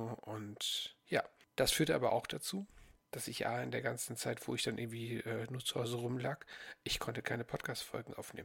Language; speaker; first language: German; native; German